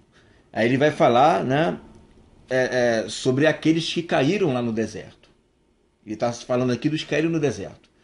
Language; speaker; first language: Portuguese; native; Portuguese